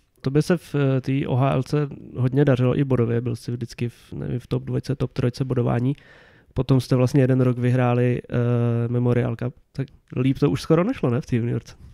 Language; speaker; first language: Czech; native; Czech